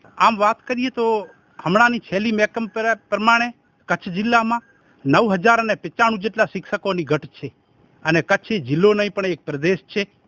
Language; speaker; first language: Gujarati; non-native, local second language; Kachhi